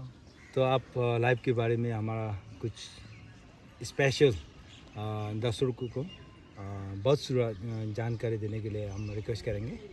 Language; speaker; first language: Hindi; non-native, local second language; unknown